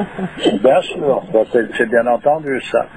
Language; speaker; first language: French; native; French